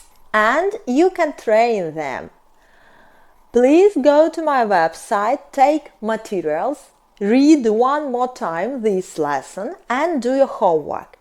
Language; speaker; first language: English; non-native, fluent; Russian